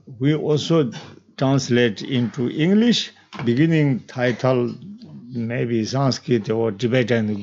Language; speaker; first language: English; non-native, learner; Tibetan